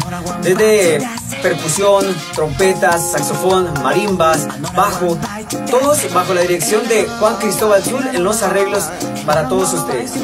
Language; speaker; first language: Spanish; native; Spanish